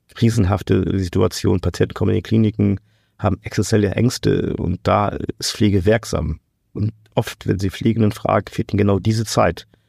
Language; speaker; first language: German; non-native, fluent; Portuguese